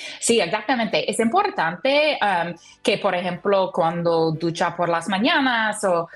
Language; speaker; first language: Spanish; non-native, learner; English